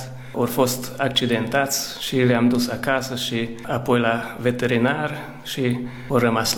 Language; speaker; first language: Romanian; early bilingual, heritage; Romanian